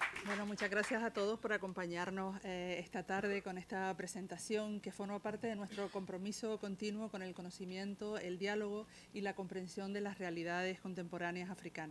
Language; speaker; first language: Spanish; native; Spanish